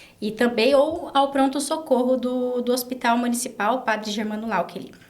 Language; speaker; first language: Portuguese; native; Portuguese